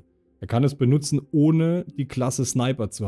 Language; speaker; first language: German; native; German